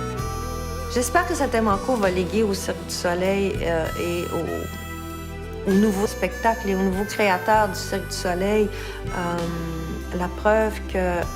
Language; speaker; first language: French; native; French